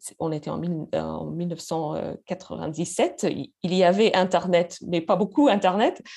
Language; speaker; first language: French; non-native, fluent; English